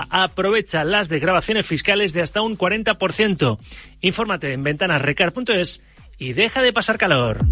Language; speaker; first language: Spanish; native; Spanish